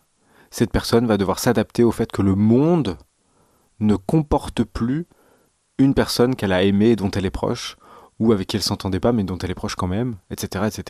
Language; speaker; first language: French; native; French